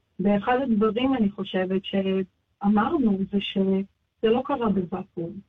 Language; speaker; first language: Hebrew; native; Hebrew